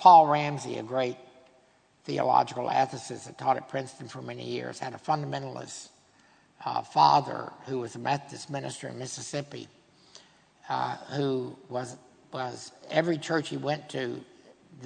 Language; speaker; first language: English; native; English